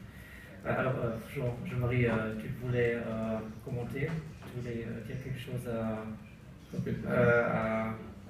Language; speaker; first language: French; non-native, learner; German